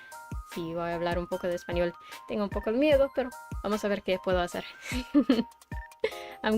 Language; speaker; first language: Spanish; non-native, learner; English